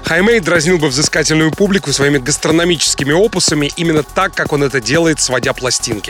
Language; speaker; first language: Russian; native; Russian